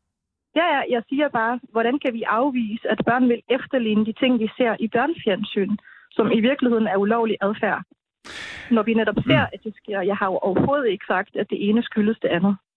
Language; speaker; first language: Danish; native; Danish